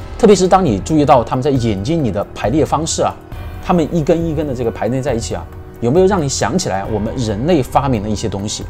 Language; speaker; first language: Chinese; native; Chinese